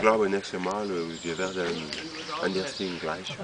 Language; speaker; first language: German; non-native, learner; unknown